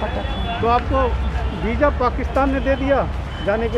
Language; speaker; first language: Hindi; native; Hindi